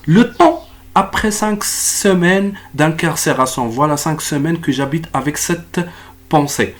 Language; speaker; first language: French; non-native, local second language; Arabic